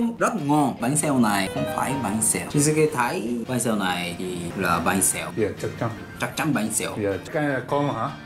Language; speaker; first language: Vietnamese; non-native, learner; Japanese